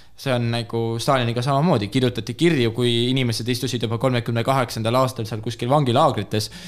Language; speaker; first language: Estonian; native; Estonian